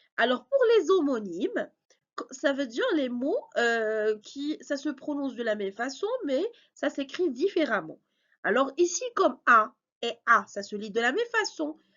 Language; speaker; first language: French; non-native, local second language; Arabic